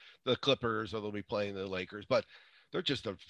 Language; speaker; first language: English; native; English